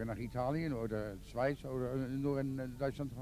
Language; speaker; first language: German; non-native, learner; Dutch